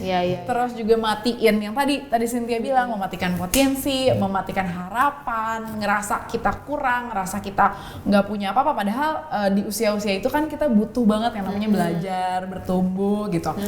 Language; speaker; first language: Indonesian; native; Indonesian